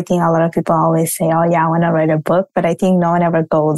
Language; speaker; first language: English; non-native, fluent; Italian